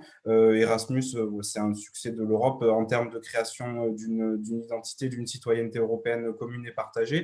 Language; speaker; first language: French; native; French